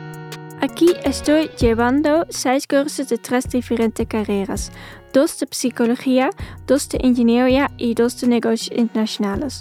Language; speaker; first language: Spanish; non-native, fluent; Dutch